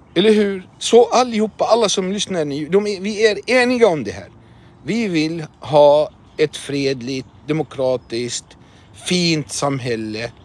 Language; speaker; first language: Swedish; non-native, fluent; Arabic